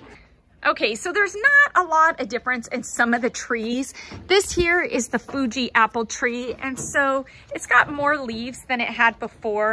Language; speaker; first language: English; native; English